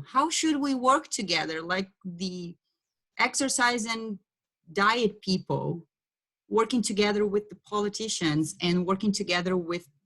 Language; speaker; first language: English; non-native, fluent; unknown